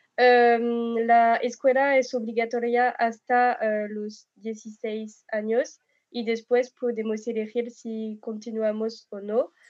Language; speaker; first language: Spanish; non-native, learner; French